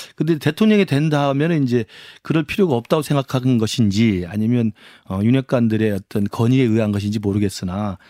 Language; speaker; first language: Korean; native; Korean